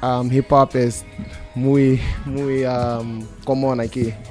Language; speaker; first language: Spanish; non-native, learner; English